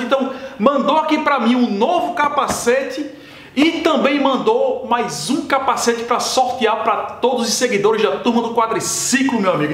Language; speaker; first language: Portuguese; native; Portuguese